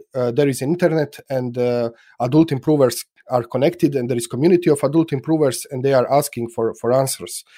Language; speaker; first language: English; non-native, fluent; Croatian